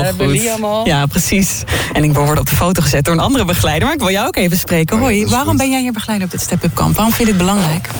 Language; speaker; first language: Dutch; native; Dutch